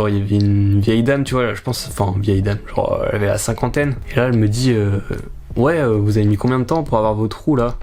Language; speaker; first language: French; native; French